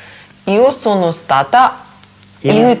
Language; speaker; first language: Italian; non-native, learner; Russian